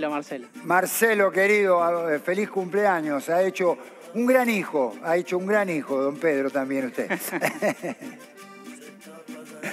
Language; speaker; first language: Spanish; native; Spanish